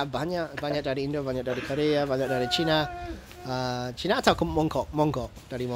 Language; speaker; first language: Indonesian; non-native, fluent; English